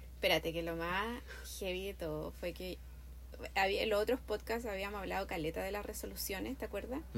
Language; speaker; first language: Spanish; native; Spanish